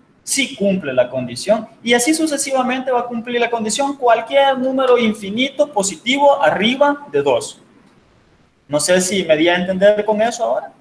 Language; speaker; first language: Spanish; native; Spanish